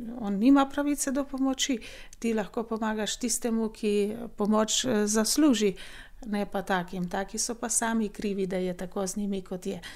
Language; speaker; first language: Slovenian; non-native, fluent; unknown